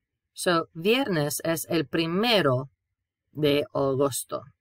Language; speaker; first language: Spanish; non-native, fluent; English